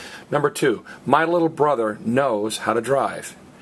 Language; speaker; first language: English; native; English